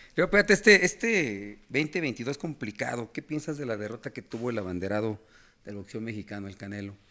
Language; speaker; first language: Spanish; native; Spanish